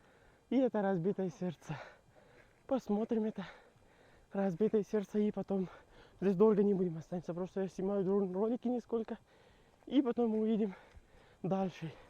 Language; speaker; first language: Russian; non-native, learner; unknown